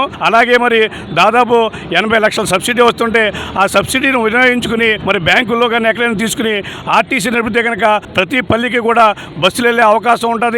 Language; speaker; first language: Telugu; native; Telugu